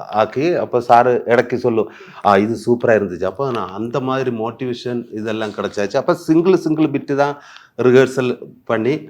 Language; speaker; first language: Tamil; non-native, learner; Malayalam